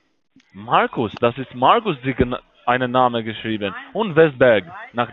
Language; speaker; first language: German; non-native, learner; Spanish